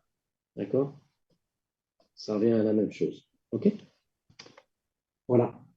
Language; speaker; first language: French; native; French